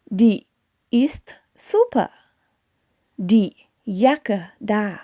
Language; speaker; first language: German; non-native, fluent; Thai